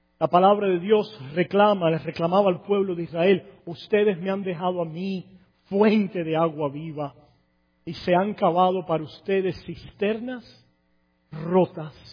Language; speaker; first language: Spanish; native; Spanish